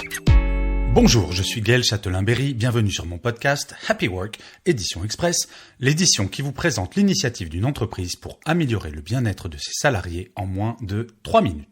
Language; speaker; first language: French; native; French